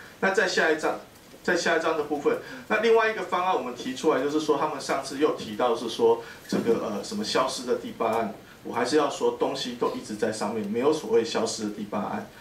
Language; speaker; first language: Chinese; native; Chinese